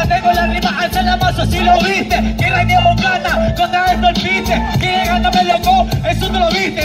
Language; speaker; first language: Spanish; native; Spanish